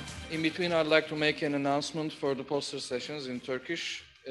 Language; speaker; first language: English; non-native, fluent; Turkish